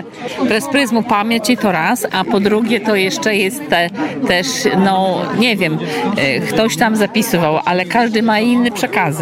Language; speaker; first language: Polish; non-native, local second language; Belarusian